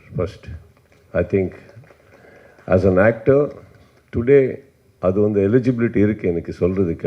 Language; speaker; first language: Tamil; non-native, learner; Kannada